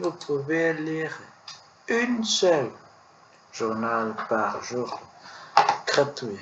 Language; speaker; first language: French; non-native, learner; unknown